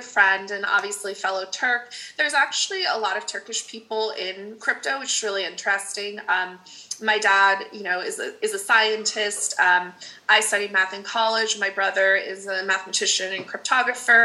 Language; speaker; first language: English; non-native, fluent; Dutch